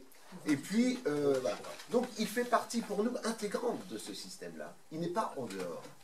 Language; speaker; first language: French; native; French